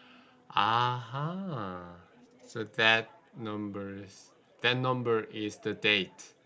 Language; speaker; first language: English; non-native, learner; Korean